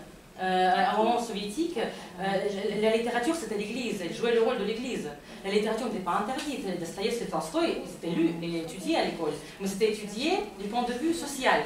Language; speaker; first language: French; non-native, fluent; Russian